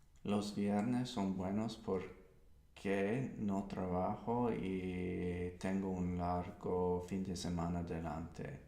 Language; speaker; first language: Spanish; non-native, learner; English